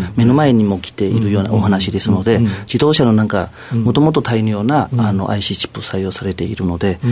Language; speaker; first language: Japanese; non-native, fluent; Chinese